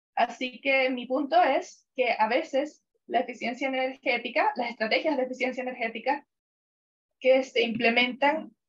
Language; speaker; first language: Spanish; non-native, fluent; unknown